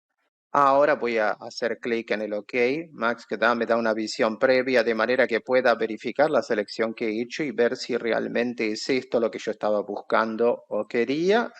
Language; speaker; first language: Spanish; non-native, fluent; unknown